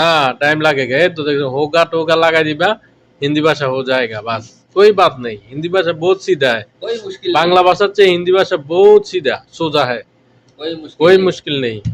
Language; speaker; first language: Hindi; non-native, learner; Bangla